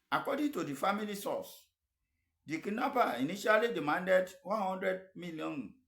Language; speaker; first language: English; non-native, local second language; Yoruba